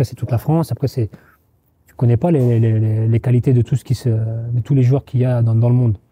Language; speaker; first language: French; native; French